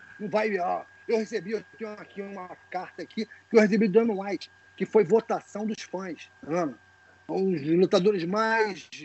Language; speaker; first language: Portuguese; native; Portuguese